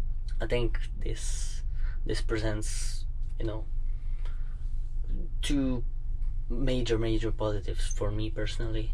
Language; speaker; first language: English; non-native, fluent; French